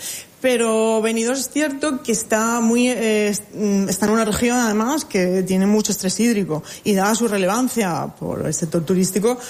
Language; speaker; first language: Spanish; native; Spanish